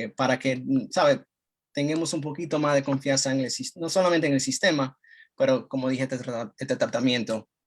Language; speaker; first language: Spanish; early bilingual, heritage; Spanish